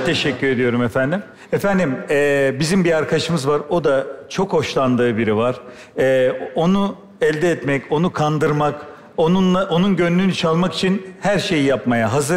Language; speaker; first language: Turkish; native; Turkish